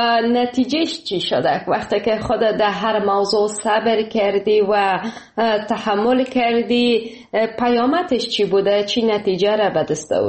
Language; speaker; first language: Persian; native; Persian